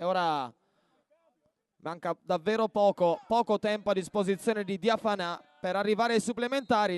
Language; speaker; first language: Italian; native; Italian